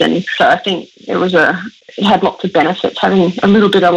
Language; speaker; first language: English; early bilingual, other home language; German